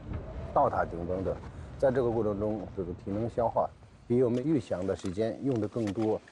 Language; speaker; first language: Chinese; native; Chinese